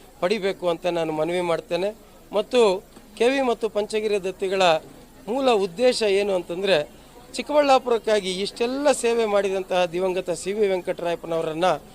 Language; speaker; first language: Kannada; native; Kannada